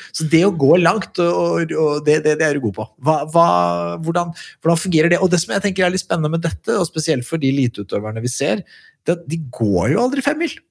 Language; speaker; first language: Norwegian; native; Norwegian